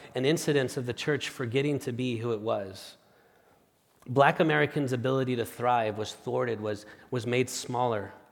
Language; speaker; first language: English; non-native, fluent; Spanish